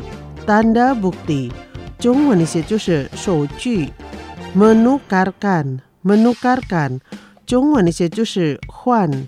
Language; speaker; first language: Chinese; early bilingual, heritage; Chinese